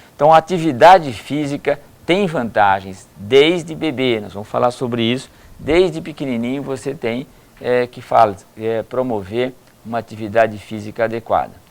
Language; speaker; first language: Portuguese; native; Portuguese